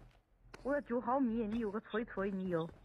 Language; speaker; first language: Chinese; native; Chinese